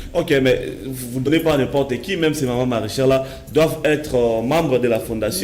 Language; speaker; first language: French; non-native, local second language; Lingala